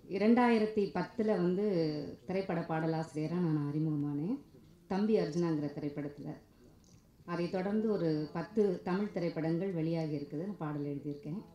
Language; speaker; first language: Tamil; native; Tamil